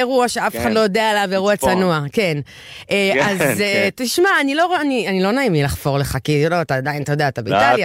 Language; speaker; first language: Hebrew; native; Hebrew